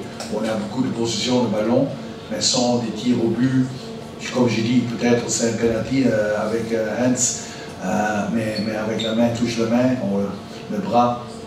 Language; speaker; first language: French; non-native, learner; Dutch